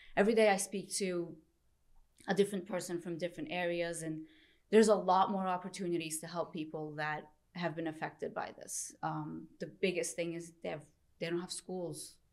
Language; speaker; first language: English; early bilingual, other home language; Turkish